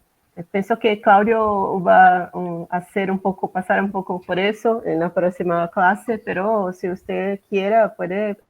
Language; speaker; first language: Spanish; non-native, learner; Portuguese